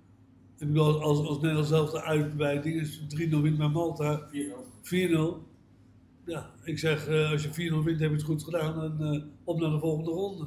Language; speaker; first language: Dutch; native; Dutch